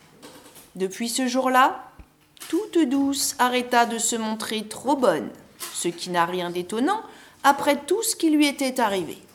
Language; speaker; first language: French; native; French